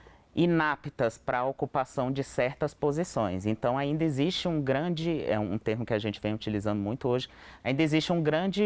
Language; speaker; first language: Portuguese; native; Portuguese